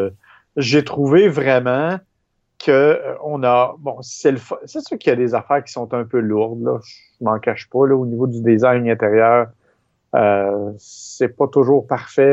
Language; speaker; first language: French; native; French